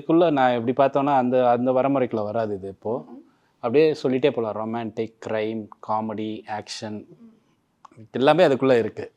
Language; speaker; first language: Tamil; native; Tamil